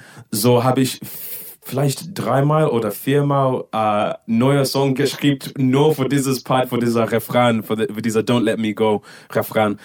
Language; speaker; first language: German; non-native, learner; English